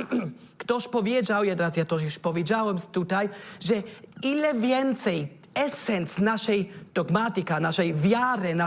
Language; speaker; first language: Polish; non-native, learner; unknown